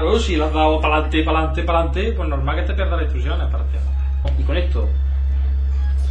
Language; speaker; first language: Spanish; native; Spanish